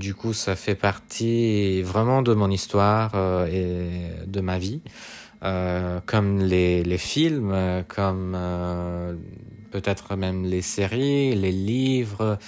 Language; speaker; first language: French; non-native, fluent; Italian